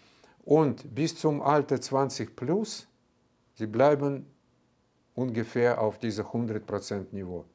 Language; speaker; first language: German; non-native, fluent; Russian